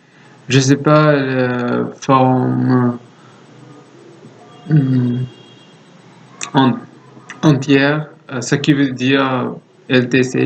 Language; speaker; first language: French; non-native, learner; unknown